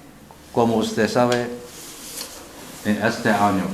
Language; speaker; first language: Spanish; non-native, learner; Chinese